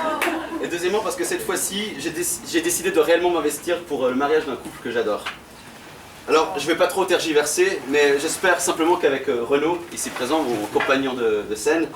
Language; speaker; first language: French; native; French